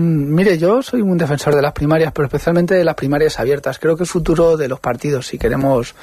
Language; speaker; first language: Spanish; native; Spanish